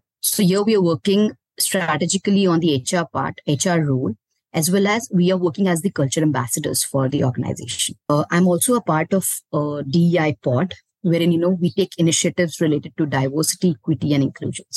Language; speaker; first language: English; non-native, local second language; Hindi